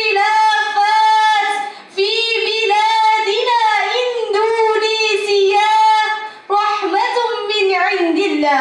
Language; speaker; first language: Arabic; non-native, learner; Indonesian